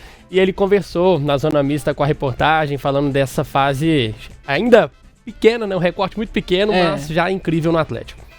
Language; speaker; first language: Portuguese; native; Portuguese